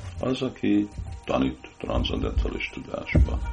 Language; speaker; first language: Hungarian; early bilingual, heritage; Hungarian